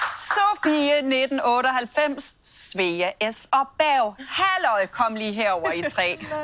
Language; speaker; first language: Danish; native; Danish